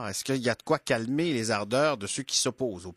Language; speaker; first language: French; native; French